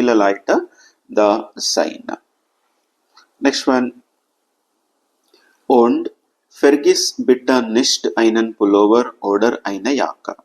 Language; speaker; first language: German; non-native, fluent; Telugu